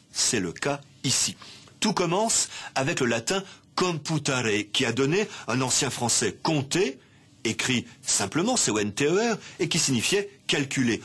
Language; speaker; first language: French; native; French